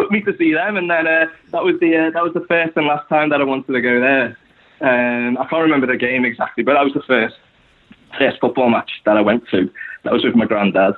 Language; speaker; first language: English; native; English